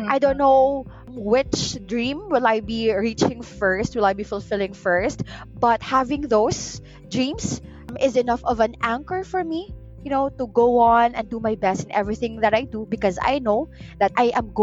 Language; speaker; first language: English; non-native, local second language; Cebuano